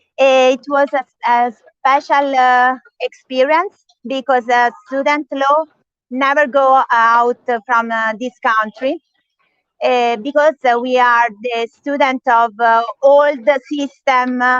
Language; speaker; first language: English; non-native, learner; Italian